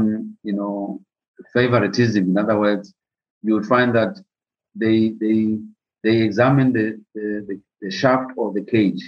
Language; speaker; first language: English; non-native, local second language; Southern Sotho